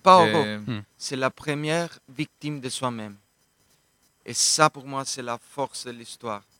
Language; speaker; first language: French; non-native, local second language; Italian